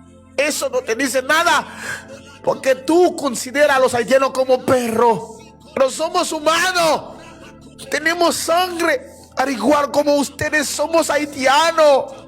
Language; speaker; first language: Spanish; non-native, fluent; Haitian Creole